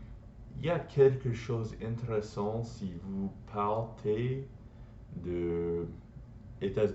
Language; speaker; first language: French; non-native, learner; English